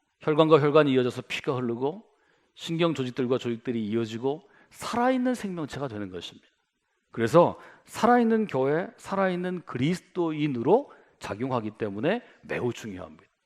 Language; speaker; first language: Korean; native; Korean